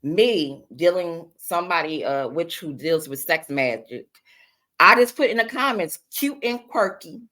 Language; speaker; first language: English; native; English